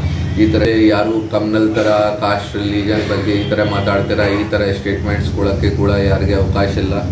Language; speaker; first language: Kannada; non-native, fluent; Hindi